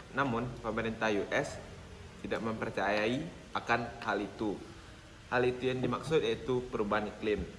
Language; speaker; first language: Indonesian; native; Indonesian